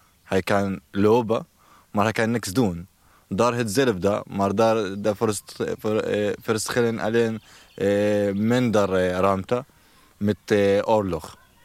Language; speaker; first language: Dutch; non-native, learner; Arabic